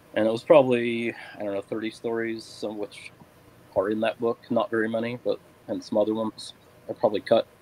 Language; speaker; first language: English; native; English